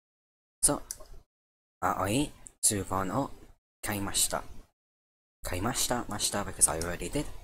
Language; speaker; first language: Japanese; non-native, learner; English